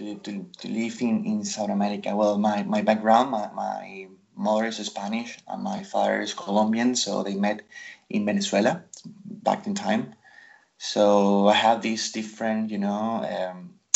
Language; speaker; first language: English; non-native, fluent; Spanish